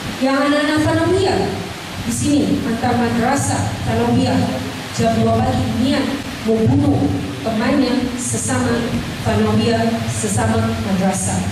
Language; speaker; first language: Indonesian; non-native, fluent; English